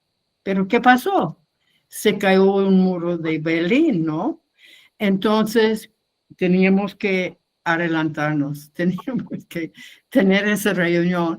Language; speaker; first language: Spanish; non-native, fluent; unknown